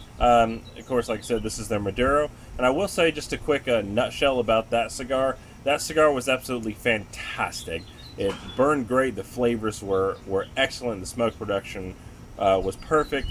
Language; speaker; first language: English; native; English